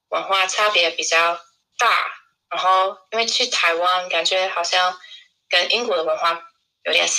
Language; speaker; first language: Chinese; non-native, fluent; English